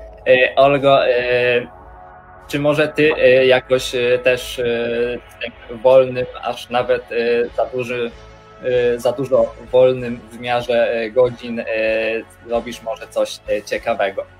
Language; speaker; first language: Polish; native; Polish